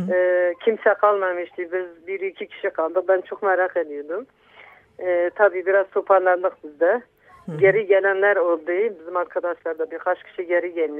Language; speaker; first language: Turkish; non-native, local second language; Kurdish